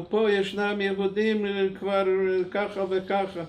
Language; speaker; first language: Hebrew; non-native, fluent; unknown